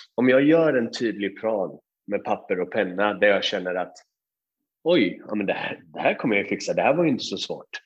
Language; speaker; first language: Swedish; early bilingual, other home language; Persian